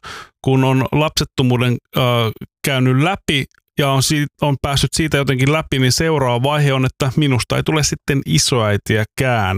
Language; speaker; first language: Finnish; native; Finnish